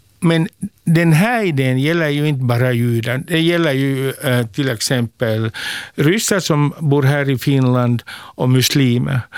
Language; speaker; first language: Swedish; non-native, local second language; Finnish